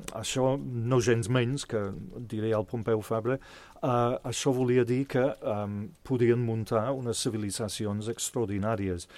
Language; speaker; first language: Catalan; non-native, fluent; English